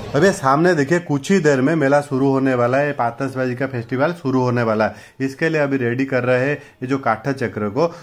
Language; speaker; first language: Hindi; non-native, local second language; Odia